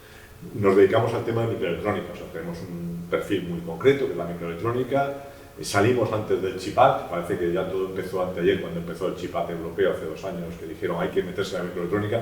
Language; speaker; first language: Spanish; native; Spanish